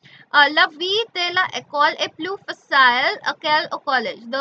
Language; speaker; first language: French; non-native, learner; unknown